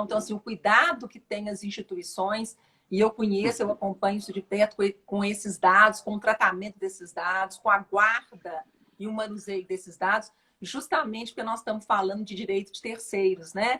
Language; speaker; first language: Portuguese; native; Portuguese